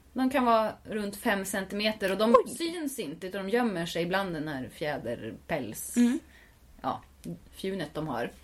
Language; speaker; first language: Swedish; native; Swedish